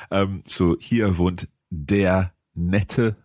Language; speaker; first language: German; non-native, learner; English